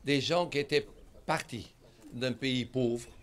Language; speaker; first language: French; non-native, fluent; Portuguese